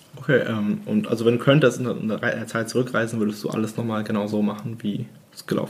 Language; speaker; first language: German; native; German